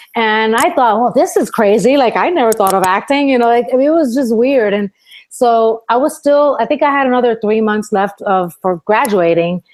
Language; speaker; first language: English; early bilingual, other home language; Spanish